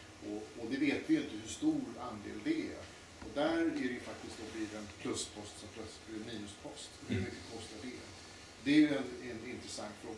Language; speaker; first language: Swedish; native; Swedish